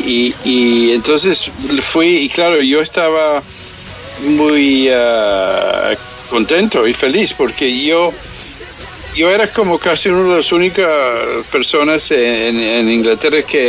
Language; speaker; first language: Spanish; early bilingual, heritage; English